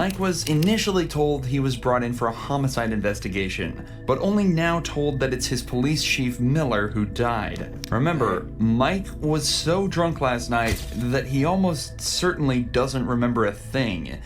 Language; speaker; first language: English; native; English